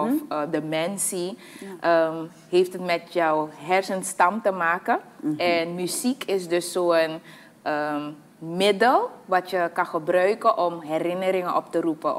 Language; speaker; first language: Dutch; native; Dutch